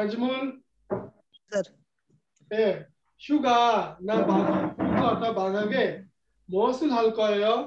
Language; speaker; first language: Korean; non-native, fluent; Bangla